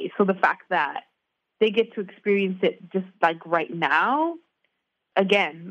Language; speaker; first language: English; native; English